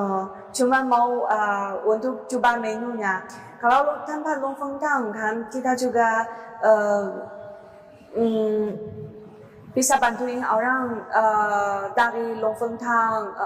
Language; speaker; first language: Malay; non-native, learner; Chinese